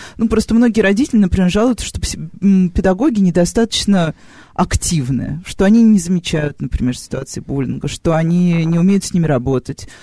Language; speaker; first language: Russian; native; Russian